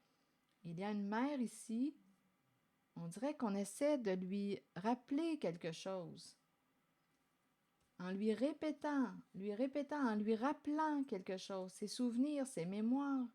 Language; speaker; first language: French; native; French